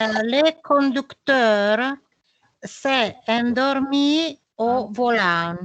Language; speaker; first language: French; non-native, learner; Italian